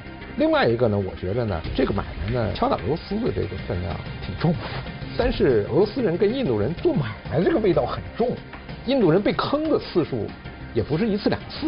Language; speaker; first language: Chinese; native; Chinese